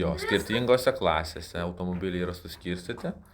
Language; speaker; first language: Lithuanian; native; Lithuanian